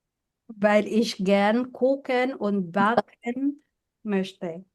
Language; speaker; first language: German; non-native, fluent; Filipino